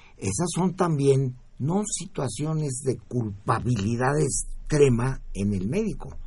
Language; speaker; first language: Spanish; native; Spanish